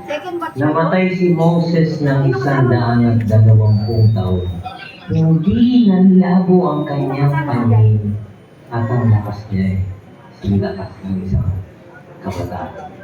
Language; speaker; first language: Filipino; native; Filipino